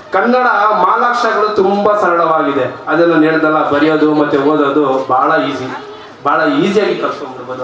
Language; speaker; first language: Kannada; non-native, local second language; Urdu